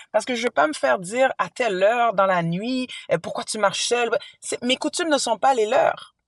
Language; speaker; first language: French; early bilingual, other home language; Haitian Creole